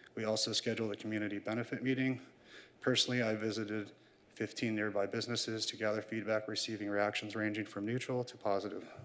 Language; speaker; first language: English; native; English